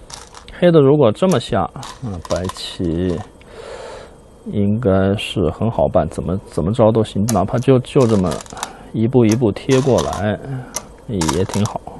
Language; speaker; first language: Chinese; native; Chinese